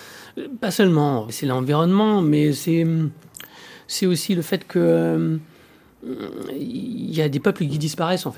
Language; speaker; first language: French; native; French